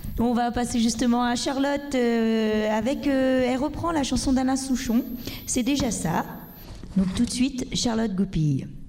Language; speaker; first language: French; native; French